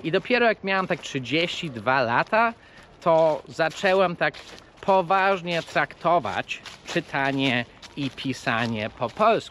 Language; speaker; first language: Polish; early bilingual, heritage; Polish